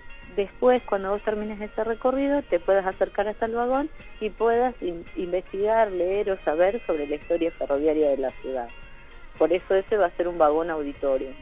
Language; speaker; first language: Spanish; native; Spanish